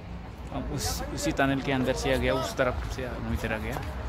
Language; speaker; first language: Hindi; non-native, local second language; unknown